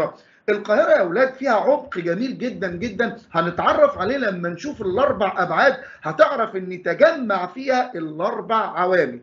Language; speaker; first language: Arabic; native; Arabic